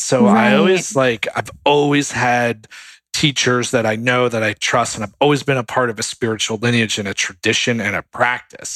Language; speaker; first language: English; native; English